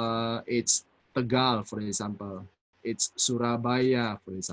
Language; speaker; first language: English; non-native, fluent; Indonesian